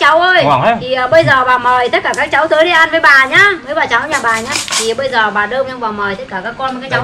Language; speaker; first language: Vietnamese; native; Vietnamese